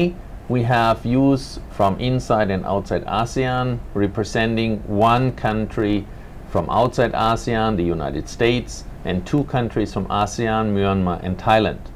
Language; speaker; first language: English; non-native, fluent; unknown